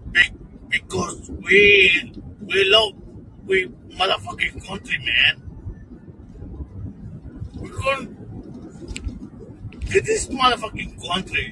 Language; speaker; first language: English; non-native, learner; Spanish